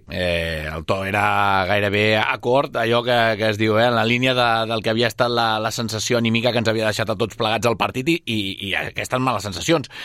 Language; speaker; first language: Catalan; native; Catalan